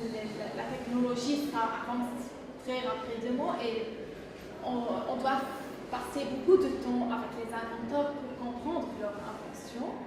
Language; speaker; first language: French; non-native, fluent; English